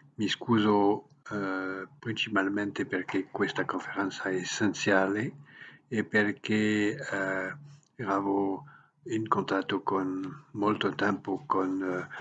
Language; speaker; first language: Italian; non-native, learner; French